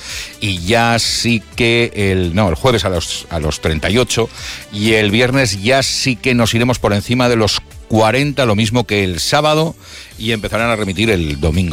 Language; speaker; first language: Spanish; native; Spanish